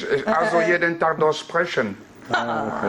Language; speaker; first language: German; non-native, learner; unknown